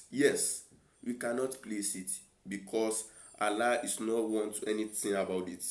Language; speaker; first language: English; non-native, local second language; Yoruba